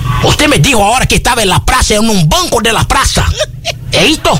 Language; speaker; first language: Spanish; non-native, learner; Portuguese